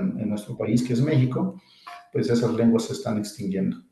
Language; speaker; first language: Spanish; non-native, local second language; Zapotec